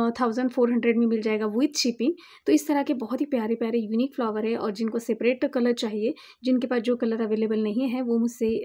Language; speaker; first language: Hindi; non-native, local second language; Marathi